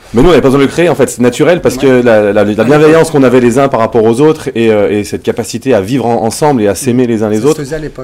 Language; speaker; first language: French; native; French